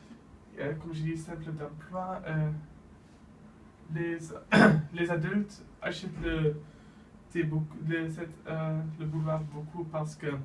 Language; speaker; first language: French; non-native, learner; Dutch